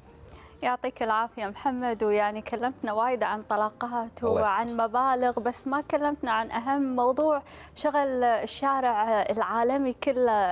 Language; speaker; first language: Arabic; native; Arabic